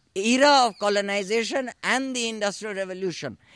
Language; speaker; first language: English; non-native, local second language; Urdu